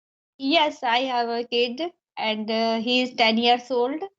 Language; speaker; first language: English; non-native, learner; Hindi